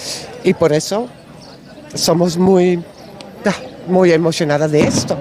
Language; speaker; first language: Spanish; non-native, learner; Dutch